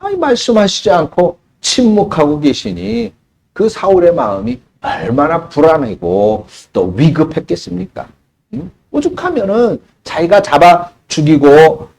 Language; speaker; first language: Korean; native; Korean